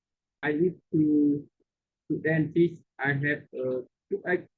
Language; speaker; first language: English; non-native, learner; Vietnamese